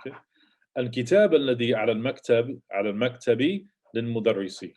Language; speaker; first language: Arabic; non-native, fluent; English